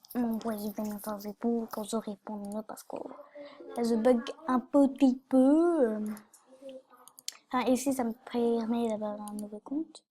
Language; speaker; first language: French; native; French